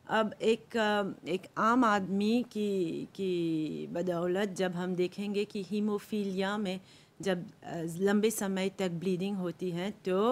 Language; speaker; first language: Hindi; non-native, local second language; Morisyen